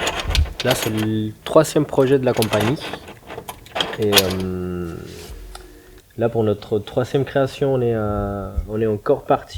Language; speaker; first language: French; non-native, fluent; Spanish